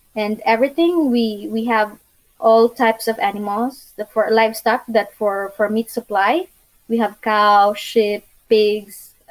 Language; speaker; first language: English; non-native, local second language; Cebuano